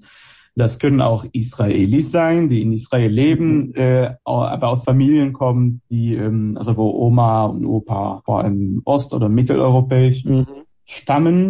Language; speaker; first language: German; non-native, fluent; Hebrew